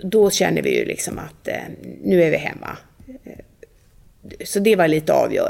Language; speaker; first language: Swedish; native; Swedish